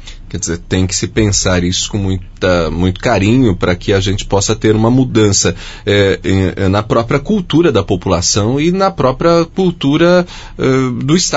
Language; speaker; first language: Portuguese; native; Portuguese